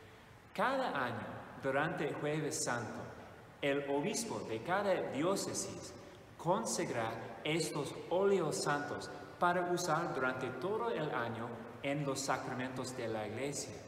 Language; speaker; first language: Spanish; non-native, fluent; English